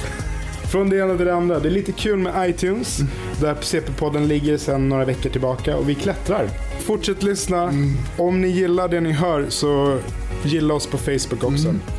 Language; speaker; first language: Swedish; native; Swedish